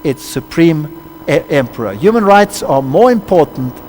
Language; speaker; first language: English; non-native, local second language; Afrikaans